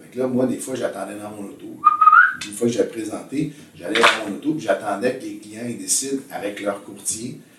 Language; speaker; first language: French; native; French